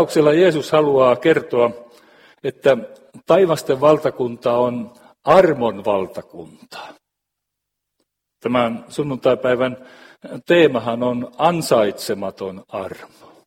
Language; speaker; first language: Finnish; native; Finnish